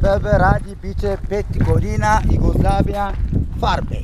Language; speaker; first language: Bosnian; non-native, learner; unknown